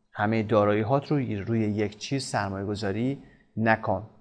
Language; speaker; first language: Persian; native; Persian